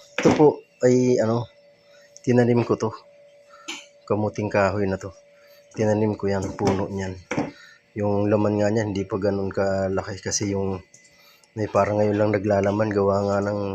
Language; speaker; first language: Filipino; non-native, local second language; Bikol